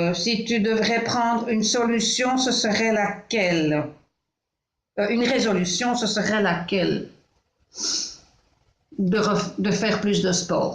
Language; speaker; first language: French; native; French